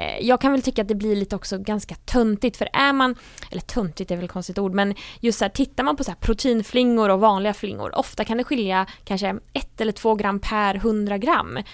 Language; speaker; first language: Swedish; native; Swedish